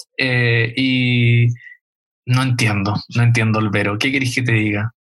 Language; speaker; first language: Spanish; native; Spanish